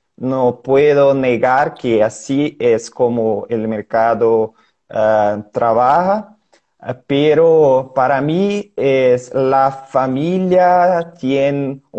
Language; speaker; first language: Spanish; non-native, learner; Portuguese